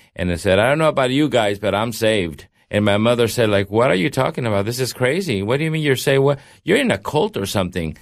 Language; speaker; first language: English; early bilingual, heritage; Spanish